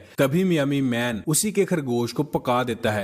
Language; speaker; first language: Hindi; native; Hindi